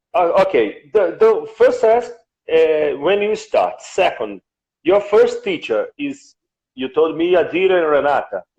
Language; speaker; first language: English; non-native, learner; Portuguese